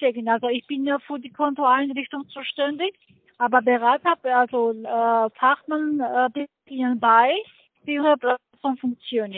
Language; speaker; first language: German; non-native, learner; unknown